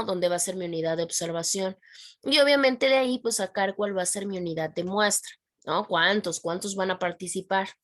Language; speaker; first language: Spanish; native; Spanish